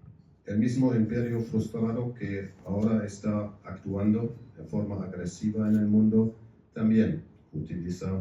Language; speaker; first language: Spanish; non-native, fluent; German